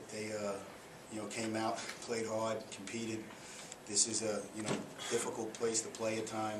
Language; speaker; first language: English; native; English